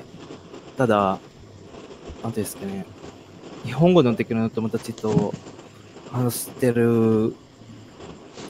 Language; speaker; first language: Japanese; non-native, learner; Filipino